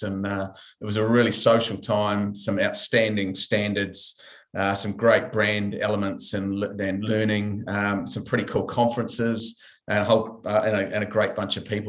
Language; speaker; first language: English; native; English